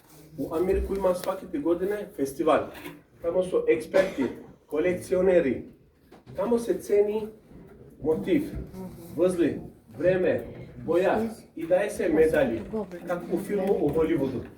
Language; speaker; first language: Bulgarian; non-native, learner; Serbian